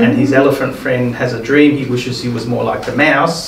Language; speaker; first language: English; early bilingual, other home language; Spanish